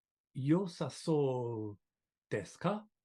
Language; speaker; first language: Japanese; non-native, learner; English